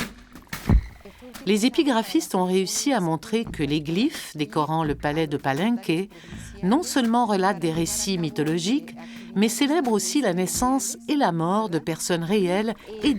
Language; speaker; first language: French; native; French